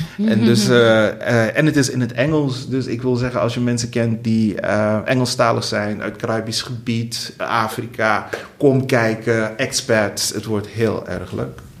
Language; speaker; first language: Dutch; early bilingual, other home language; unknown